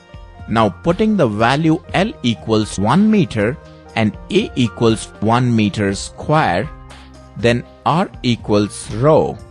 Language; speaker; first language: English; non-native, local second language; Telugu